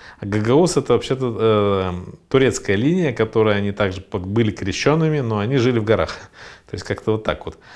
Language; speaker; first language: Russian; native; Russian